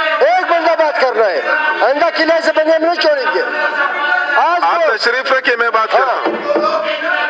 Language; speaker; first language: Urdu; non-native, local second language; Pashto